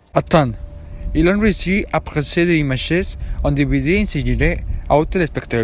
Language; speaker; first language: French; non-native, learner; Spanish